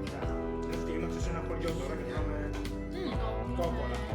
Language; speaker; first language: Greek; non-native, learner; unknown